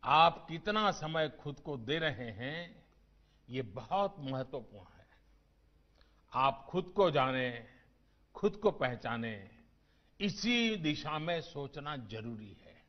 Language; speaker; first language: Hindi; non-native, local second language; Gujarati